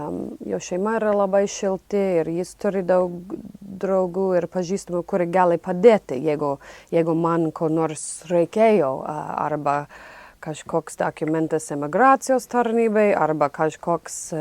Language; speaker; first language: Lithuanian; non-native, fluent; English